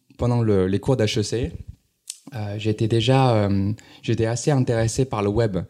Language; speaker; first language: French; non-native, fluent; Chinese